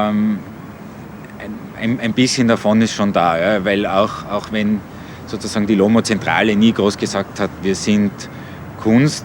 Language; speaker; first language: German; native; German